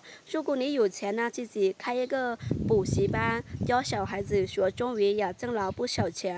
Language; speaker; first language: Chinese; non-native, fluent; Lao